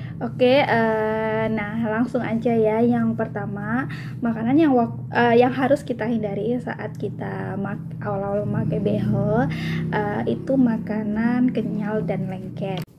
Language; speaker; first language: Indonesian; native; Indonesian